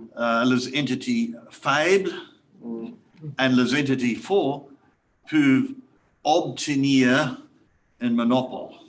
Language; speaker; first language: French; non-native, learner; English